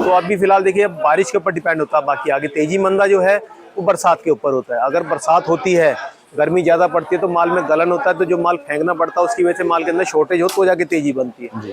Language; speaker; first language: Hindi; native; Hindi